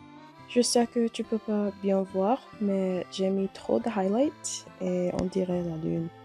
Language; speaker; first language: French; non-native, learner; English